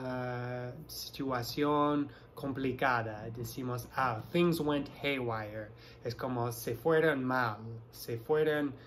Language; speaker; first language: Spanish; non-native, fluent; English